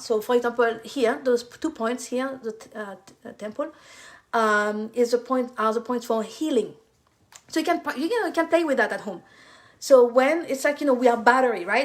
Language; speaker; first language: English; non-native, fluent; French